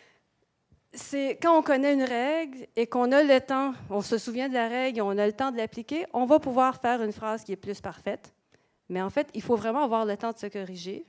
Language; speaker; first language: French; native; French